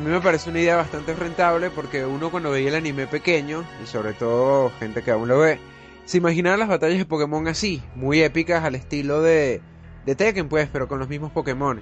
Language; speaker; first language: Spanish; native; Spanish